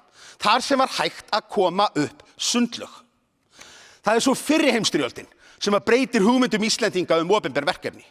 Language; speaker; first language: Icelandic; native; Icelandic